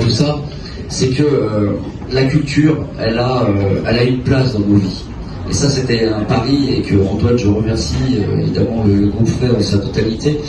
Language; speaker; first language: French; native; French